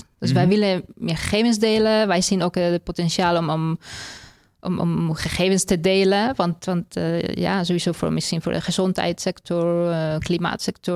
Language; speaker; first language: Dutch; non-native, fluent; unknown